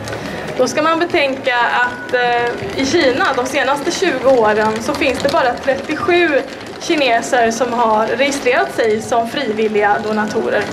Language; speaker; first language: Swedish; native; Swedish